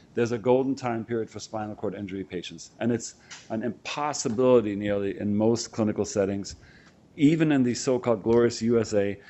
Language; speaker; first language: English; non-native, fluent; German